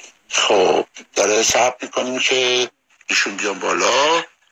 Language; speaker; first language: Persian; native; Persian